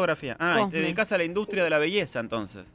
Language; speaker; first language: Spanish; native; Spanish